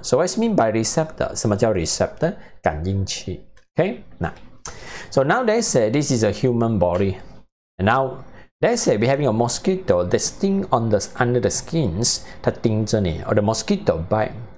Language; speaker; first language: English; non-native, local second language; Chinese